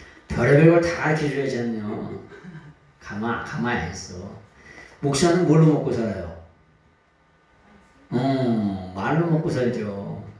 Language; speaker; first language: Korean; native; Korean